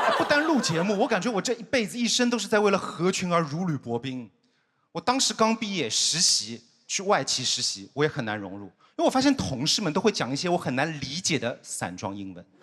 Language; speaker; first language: Chinese; native; Chinese